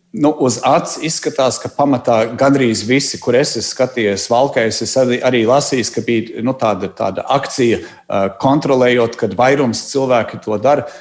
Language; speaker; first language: Latvian; early bilingual, heritage; Latvian